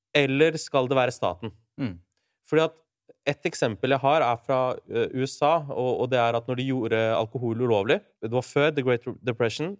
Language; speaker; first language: Norwegian; early bilingual, other home language; Urdu